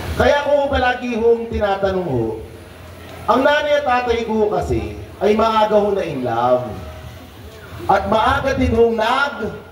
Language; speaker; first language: Filipino; native; Filipino